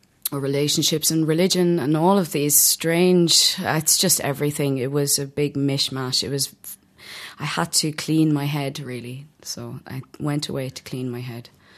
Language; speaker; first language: English; native; English